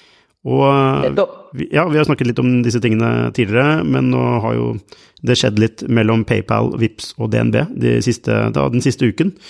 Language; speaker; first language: Norwegian; native; Norwegian